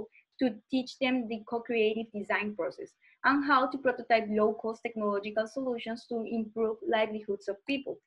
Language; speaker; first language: English; non-native, fluent; Spanish